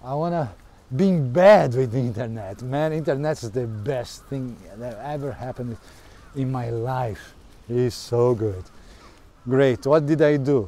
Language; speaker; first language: English; non-native, fluent; Portuguese